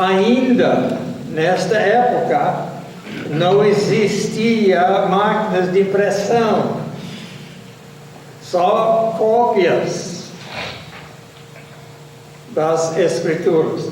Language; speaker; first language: Portuguese; non-native, fluent; English